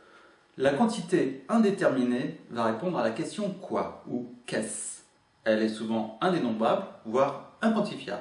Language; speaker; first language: French; native; French